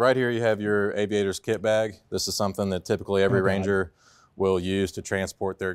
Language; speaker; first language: English; native; English